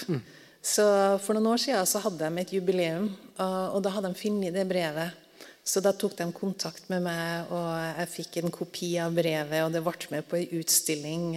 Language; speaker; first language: Norwegian; native; Norwegian